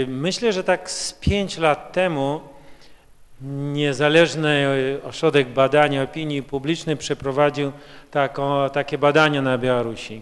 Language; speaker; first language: Polish; early bilingual, heritage; Russian